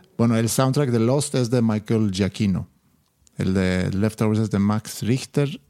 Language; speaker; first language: Spanish; non-native, fluent; Swedish